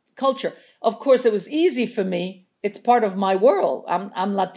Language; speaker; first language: English; non-native, fluent; Spanish